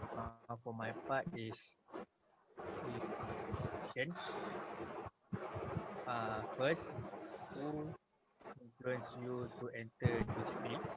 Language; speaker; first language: English; non-native, learner; Malay